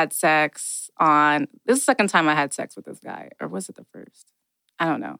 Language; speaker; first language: English; native; English